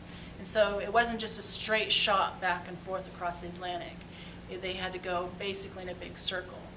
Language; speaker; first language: English; native; English